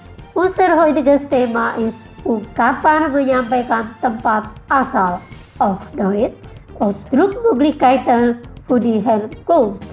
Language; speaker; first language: German; non-native, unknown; Indonesian